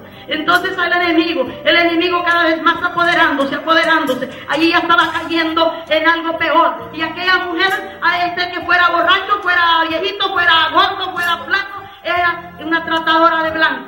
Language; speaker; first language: Spanish; native; Spanish